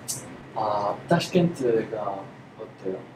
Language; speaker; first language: Korean; non-native, learner; French